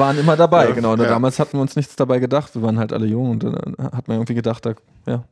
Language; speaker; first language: German; native; German